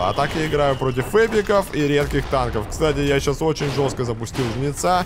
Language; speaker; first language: Russian; native; Russian